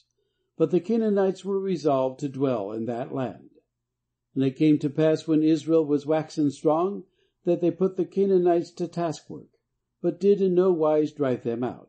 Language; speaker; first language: English; native; English